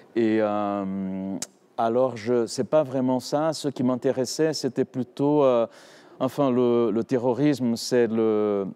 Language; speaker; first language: French; non-native, fluent; Portuguese